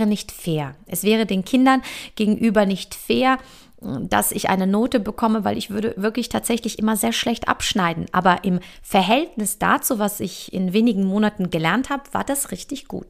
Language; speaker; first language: German; early bilingual, other home language; Polish